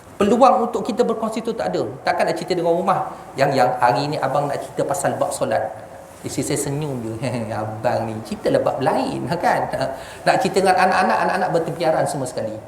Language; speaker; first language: Malay; non-native, local second language; Javanese